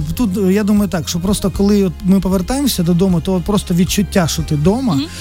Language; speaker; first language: Ukrainian; native; Ukrainian